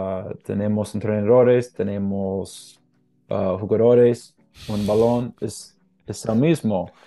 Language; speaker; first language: Spanish; non-native, learner; English